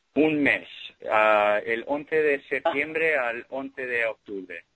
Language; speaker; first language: Spanish; early bilingual, heritage; Spanish